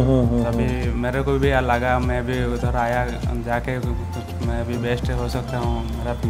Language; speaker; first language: Hindi; non-native, local second language; Odia